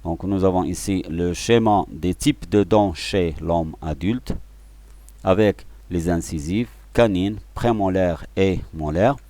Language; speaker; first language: French; non-native, local second language; Arabic